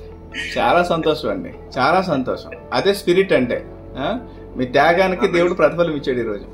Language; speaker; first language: Telugu; native; Telugu